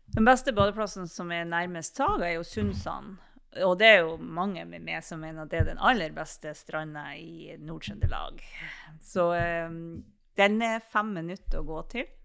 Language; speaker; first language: Norwegian; native; Norwegian